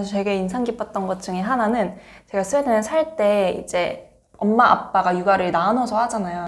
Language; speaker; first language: Korean; native; Korean